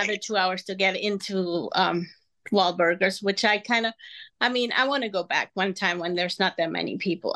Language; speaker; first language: English; non-native, fluent; Spanish